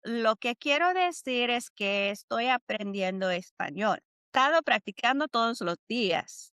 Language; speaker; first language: Spanish; early bilingual, other home language; English